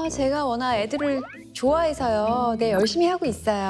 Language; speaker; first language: Korean; native; Korean